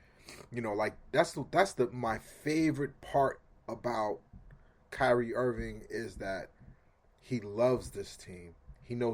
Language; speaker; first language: English; native; English